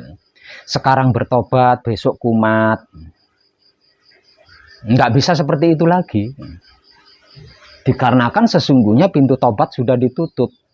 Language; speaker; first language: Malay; non-native, local second language; Javanese